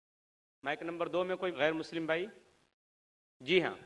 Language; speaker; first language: Hindi; native; Hindi